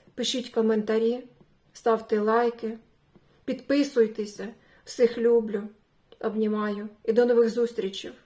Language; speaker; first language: Ukrainian; non-native, local second language; Russian